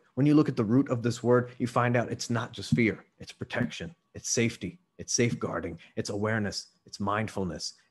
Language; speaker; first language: English; native; English